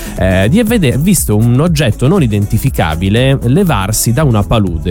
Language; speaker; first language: Italian; native; Italian